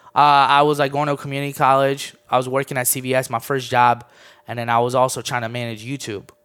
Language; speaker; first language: English; early bilingual, other home language; Armenian